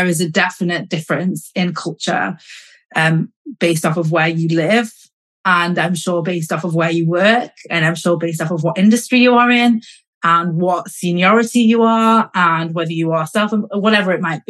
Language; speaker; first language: English; native; English